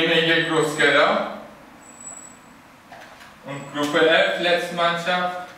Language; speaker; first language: German; early bilingual, other home language; Turkish